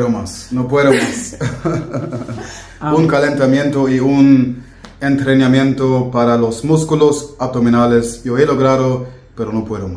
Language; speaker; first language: Spanish; non-native, learner; German